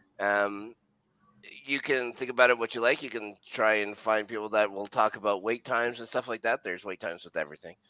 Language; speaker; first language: English; native; English